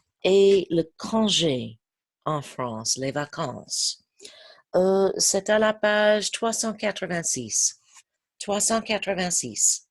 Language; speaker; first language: French; non-native, fluent; English